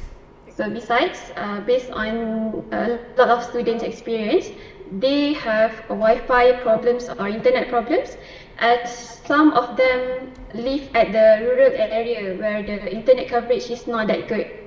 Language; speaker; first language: English; non-native, local second language; Malay